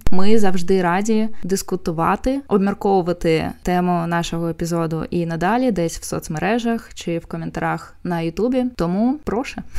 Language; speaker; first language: Ukrainian; non-native, local second language; Russian